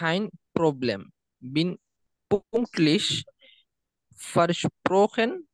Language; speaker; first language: German; non-native, learner; Bangla